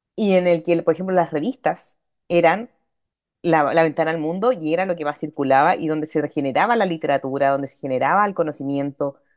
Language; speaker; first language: Spanish; native; Spanish